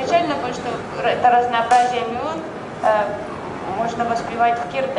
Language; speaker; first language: Russian; native; Russian